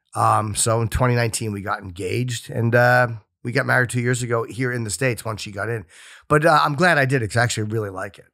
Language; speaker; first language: English; native; English